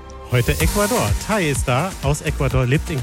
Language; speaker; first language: German; native; German